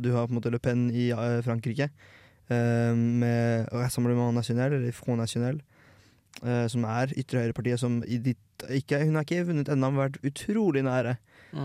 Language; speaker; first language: Norwegian; native; Norwegian